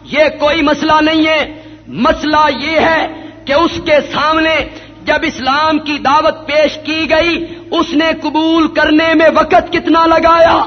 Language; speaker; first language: Urdu; non-native, local second language; Punjabi